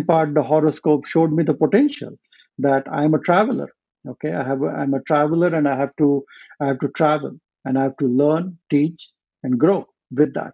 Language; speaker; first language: English; non-native, local second language; Marathi